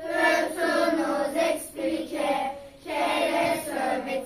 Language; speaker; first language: French; non-native, learner; Turkish